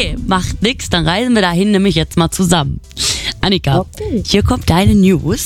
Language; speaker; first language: German; native; German